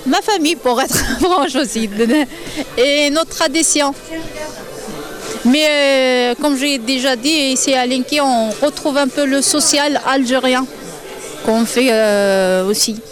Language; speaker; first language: French; non-native, local second language; Arabic